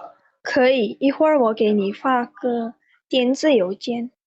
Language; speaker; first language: Chinese; non-native, learner; Indonesian